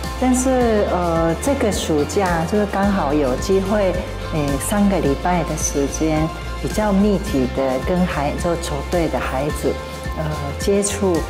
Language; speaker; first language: Chinese; non-native, fluent; Japanese